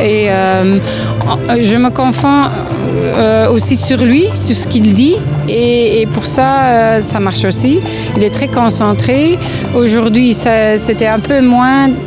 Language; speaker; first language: French; non-native, local second language; Dutch